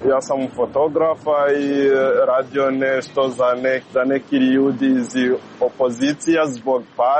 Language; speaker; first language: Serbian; non-native, learner; Rundi